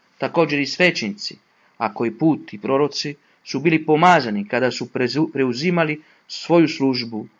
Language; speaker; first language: Croatian; non-native, fluent; Italian